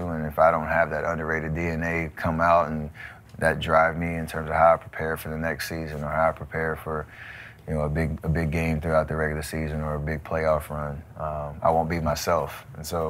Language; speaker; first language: English; native; English